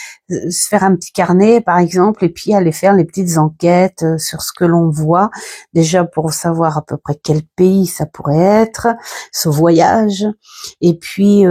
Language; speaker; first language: French; native; French